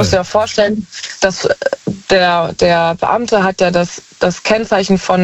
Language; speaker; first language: German; native; German